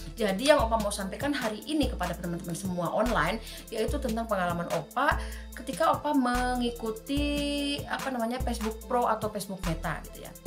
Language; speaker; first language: Indonesian; native; Indonesian